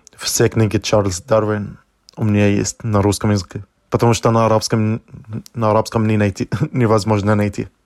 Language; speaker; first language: Russian; non-native, fluent; Arabic